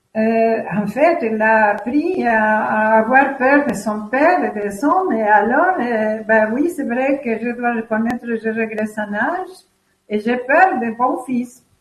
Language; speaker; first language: French; non-native, fluent; Spanish